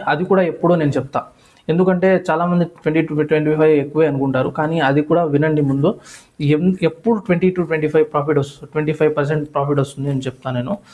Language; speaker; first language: Telugu; non-native, local second language; Urdu